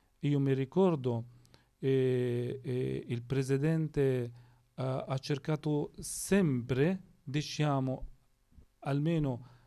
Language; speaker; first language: Italian; non-native, fluent; Arabic